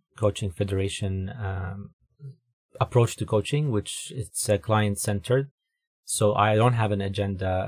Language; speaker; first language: English; non-native, fluent; Arabic